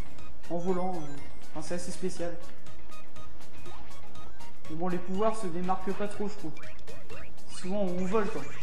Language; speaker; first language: French; native; French